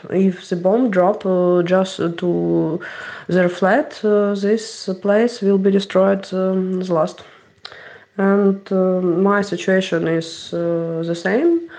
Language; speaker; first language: English; non-native, learner; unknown